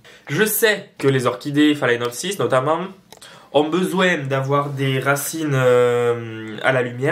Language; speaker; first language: French; native; French